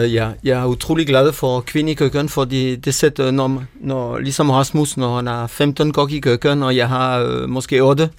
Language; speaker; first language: Danish; non-native, fluent; French